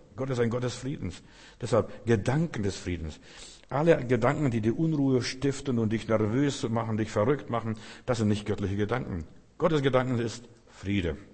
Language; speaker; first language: German; early bilingual, other home language; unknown